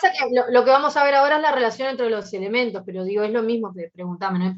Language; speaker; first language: Spanish; native; Spanish